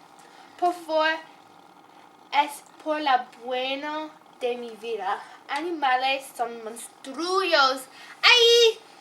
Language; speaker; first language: Spanish; non-native, learner; English